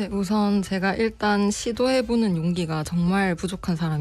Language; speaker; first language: Korean; native; Korean